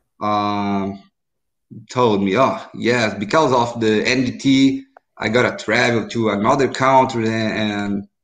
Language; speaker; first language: English; non-native, learner; Portuguese